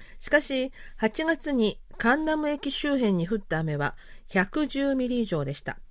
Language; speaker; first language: Japanese; native; Japanese